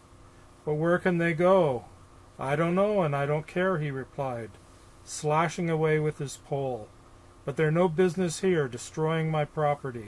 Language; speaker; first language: English; native; English